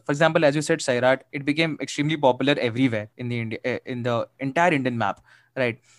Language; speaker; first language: English; non-native, local second language; Marathi